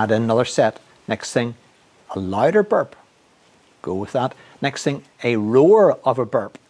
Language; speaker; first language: English; native; English